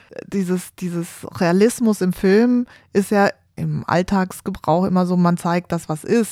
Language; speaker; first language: German; native; German